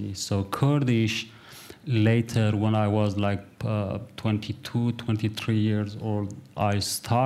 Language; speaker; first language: English; non-native, fluent; Kurdish